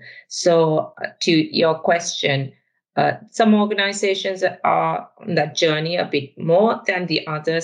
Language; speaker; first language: English; non-native, local second language; Sinhala